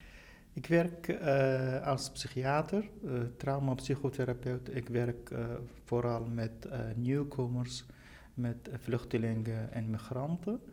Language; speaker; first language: Dutch; non-native, fluent; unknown